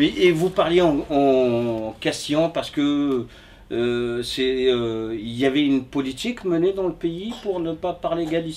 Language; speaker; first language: French; native; French